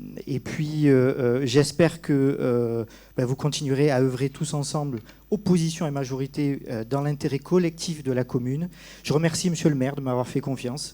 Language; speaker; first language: French; native; French